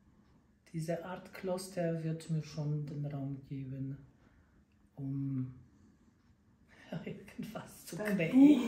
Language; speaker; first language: German; non-native, fluent; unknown